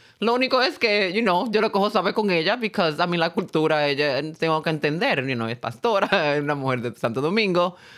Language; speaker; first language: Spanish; native; Spanish